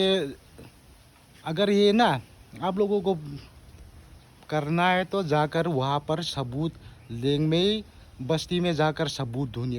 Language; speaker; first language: Hindi; non-native, local second language; Thado Chin